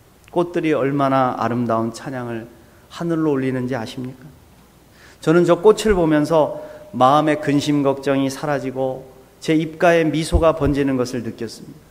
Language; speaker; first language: Korean; native; Korean